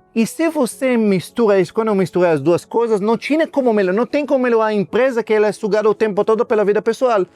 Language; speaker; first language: Portuguese; non-native, fluent; Hebrew